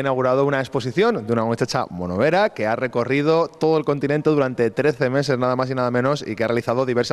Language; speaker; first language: Spanish; native; Spanish